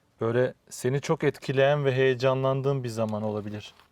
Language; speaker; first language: Turkish; native; Turkish